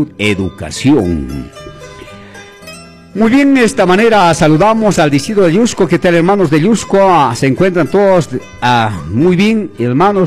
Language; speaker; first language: Spanish; non-native, local second language; Quechua